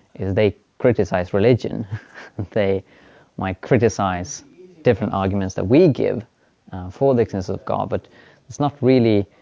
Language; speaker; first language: English; non-native, fluent; Swedish